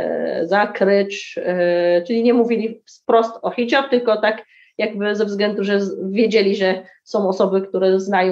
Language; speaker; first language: Polish; early bilingual, heritage; Arabic